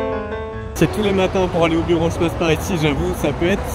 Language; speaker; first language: French; native; French